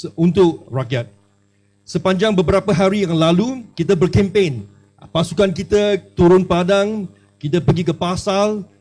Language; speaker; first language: Malay; non-native, local second language; Chinese